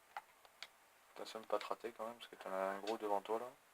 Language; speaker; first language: French; native; French